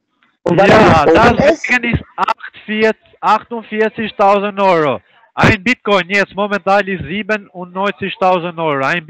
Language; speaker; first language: German; early bilingual, other home language; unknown